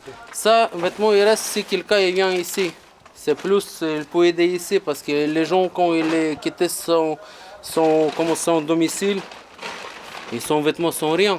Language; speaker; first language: French; non-native, learner; Ukrainian